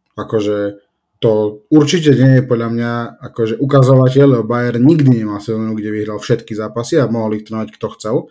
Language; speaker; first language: Slovak; native; Slovak